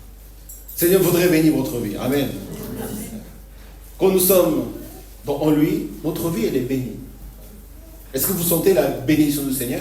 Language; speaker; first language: French; non-native, fluent; Korean